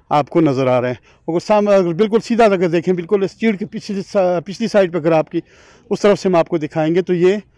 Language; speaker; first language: Urdu; non-native, local second language; Northern Hindko